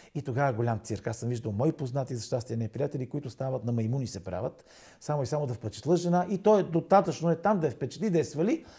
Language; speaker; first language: Bulgarian; native; Bulgarian